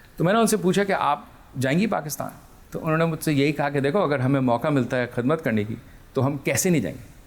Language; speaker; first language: Urdu; early bilingual, heritage; Urdu